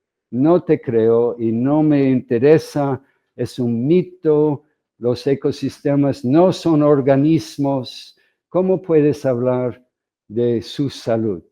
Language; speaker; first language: Spanish; non-native, fluent; English